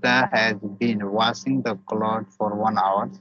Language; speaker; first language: English; non-native, learner; Hindi